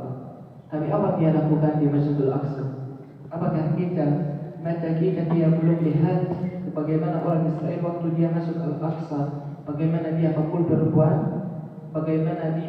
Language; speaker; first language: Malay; non-native, learner; Arabic